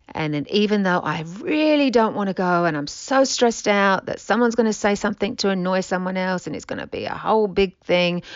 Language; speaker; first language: English; native; English